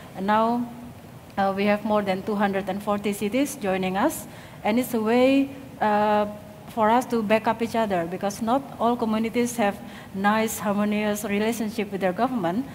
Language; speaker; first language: English; non-native, fluent; Indonesian